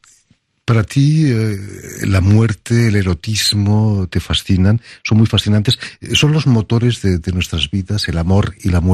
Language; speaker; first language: Spanish; native; Spanish